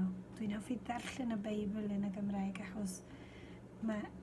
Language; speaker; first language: Welsh; non-native, fluent; Spanish